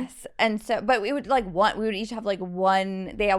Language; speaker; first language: English; native; English